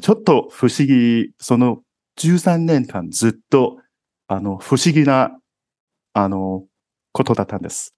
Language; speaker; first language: Japanese; non-native, fluent; Cantonese